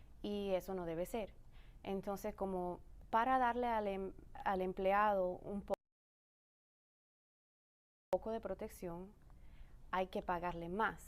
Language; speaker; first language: Spanish; early bilingual, other home language; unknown